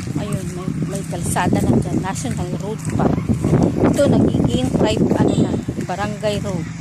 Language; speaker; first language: Filipino; native; Filipino